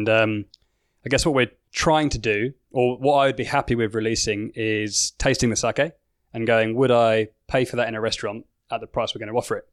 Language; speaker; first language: English; native; English